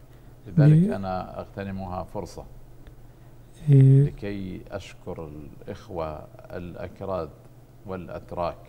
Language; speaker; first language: Arabic; native; Arabic